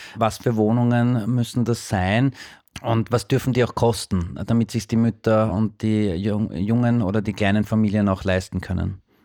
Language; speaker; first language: German; native; German